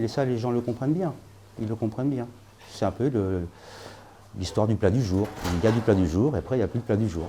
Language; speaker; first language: French; native; French